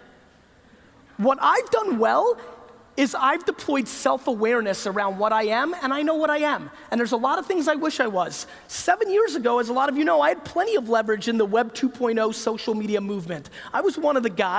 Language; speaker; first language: English; native; English